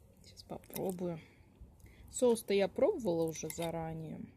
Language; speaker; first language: Russian; native; Russian